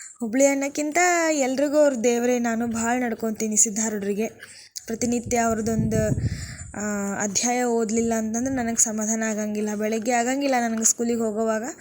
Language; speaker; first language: Kannada; native; Kannada